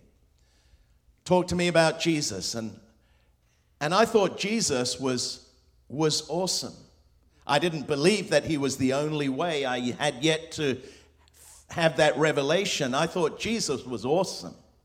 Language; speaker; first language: English; non-native, local second language; Spanish